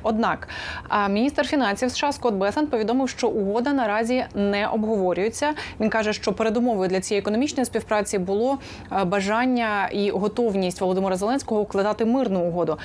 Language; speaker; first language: Ukrainian; native; Ukrainian